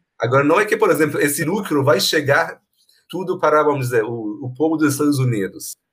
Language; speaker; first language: Portuguese; non-native, fluent; Persian